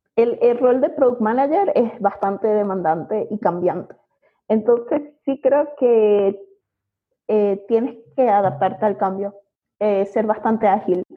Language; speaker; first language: Spanish; native; Spanish